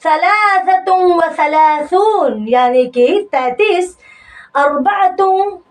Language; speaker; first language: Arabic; non-native, fluent; Urdu